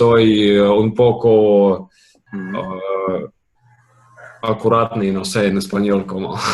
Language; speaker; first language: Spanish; non-native, learner; Russian